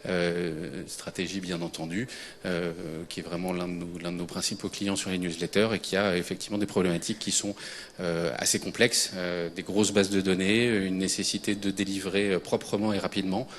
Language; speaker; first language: French; native; French